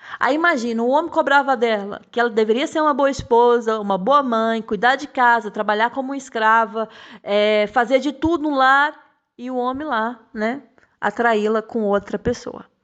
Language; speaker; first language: Portuguese; native; Portuguese